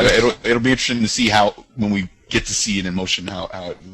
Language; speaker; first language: English; native; English